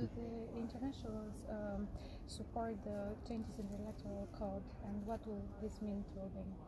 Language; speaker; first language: English; non-native, local second language; Albanian